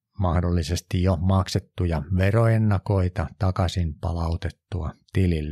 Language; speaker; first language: Finnish; native; Finnish